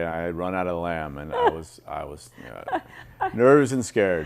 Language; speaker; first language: English; native; English